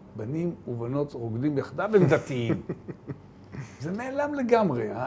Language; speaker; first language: Hebrew; native; Hebrew